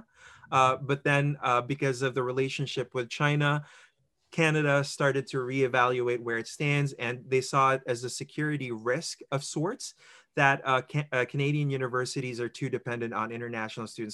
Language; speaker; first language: English; non-native, local second language; Filipino